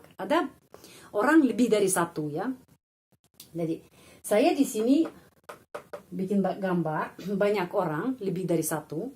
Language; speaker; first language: Indonesian; non-native, fluent; Russian